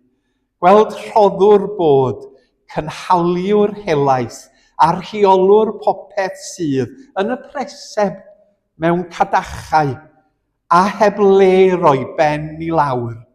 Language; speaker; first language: Welsh; native; Welsh